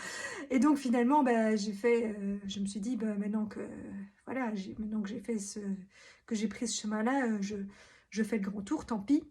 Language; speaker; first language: French; native; French